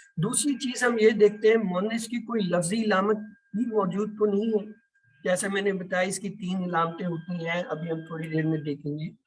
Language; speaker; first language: Urdu; native; Urdu